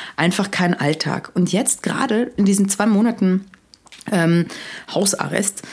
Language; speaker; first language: German; native; German